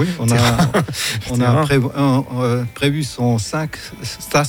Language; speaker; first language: French; non-native, fluent; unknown